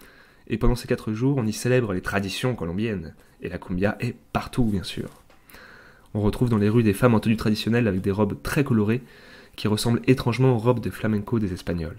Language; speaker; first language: French; native; French